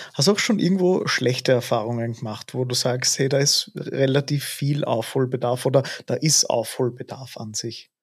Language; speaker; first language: German; native; German